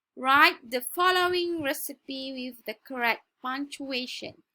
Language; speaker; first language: English; non-native, local second language; Malay